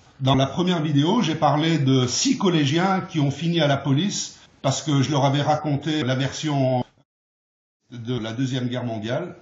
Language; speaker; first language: French; early bilingual, other home language; Arabic